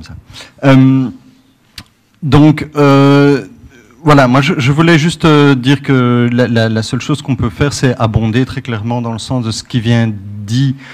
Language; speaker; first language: French; native; French